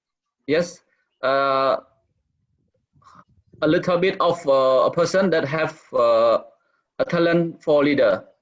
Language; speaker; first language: English; non-native, learner; Khmer